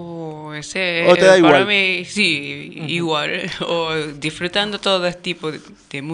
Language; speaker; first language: Spanish; non-native, learner; Japanese